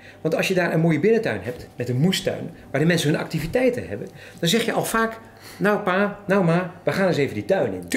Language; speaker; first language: Dutch; native; Dutch